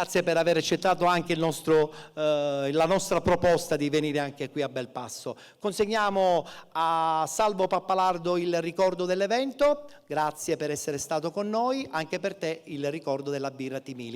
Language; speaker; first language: Italian; native; Italian